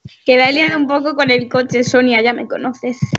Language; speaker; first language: Spanish; native; Spanish